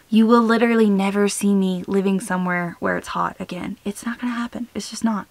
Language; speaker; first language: English; native; English